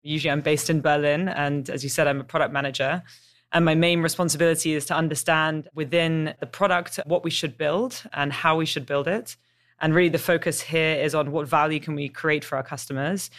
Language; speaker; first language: English; native; English